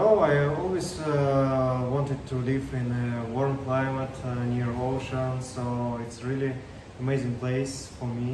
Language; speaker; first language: English; non-native, learner; Russian